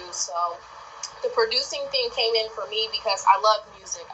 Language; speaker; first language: English; native; English